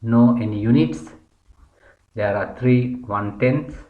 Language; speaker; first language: English; non-native, local second language; Sinhala